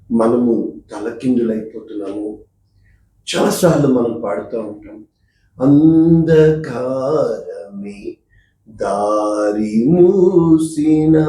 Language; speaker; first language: Telugu; native; Telugu